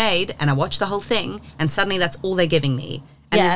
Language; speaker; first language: English; native; English